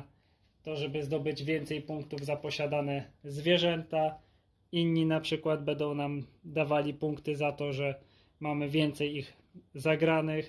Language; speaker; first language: Polish; native; Polish